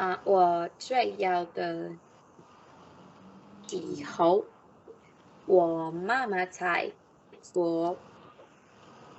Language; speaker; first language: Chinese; non-native, learner; Spanish